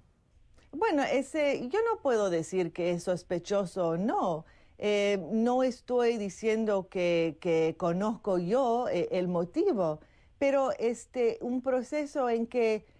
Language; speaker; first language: Spanish; non-native, fluent; English